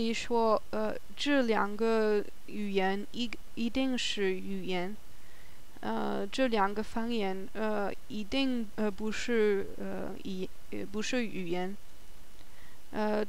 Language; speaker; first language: Chinese; non-native, learner; German